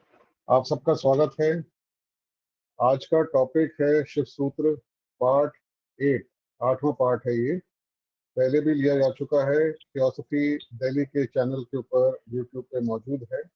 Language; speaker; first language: Hindi; native; Hindi